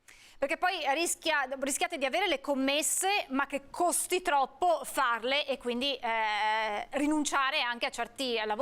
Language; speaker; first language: Italian; native; Italian